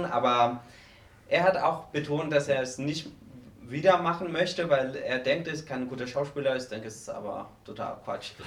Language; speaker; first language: German; non-native, fluent; Spanish